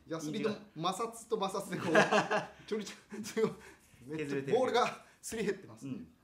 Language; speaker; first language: Japanese; native; Japanese